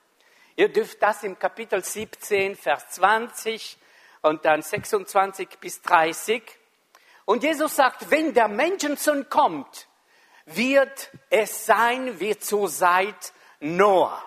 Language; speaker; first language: German; non-native, fluent; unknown